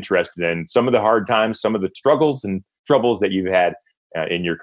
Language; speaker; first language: English; native; English